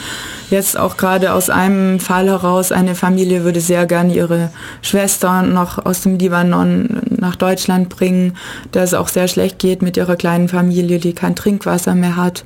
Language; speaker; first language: German; native; German